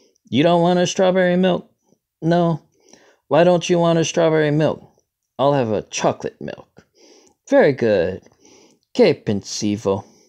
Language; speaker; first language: English; native; English